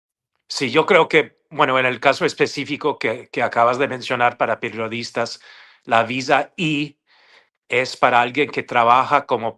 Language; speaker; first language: Spanish; non-native, fluent; English